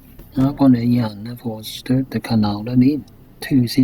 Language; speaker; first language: Norwegian; non-native, learner; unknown